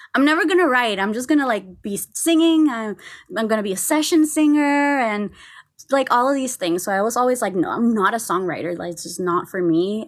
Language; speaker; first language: English; non-native, fluent; Spanish